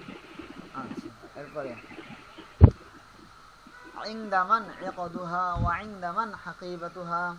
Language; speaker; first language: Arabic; non-native, fluent; Bangla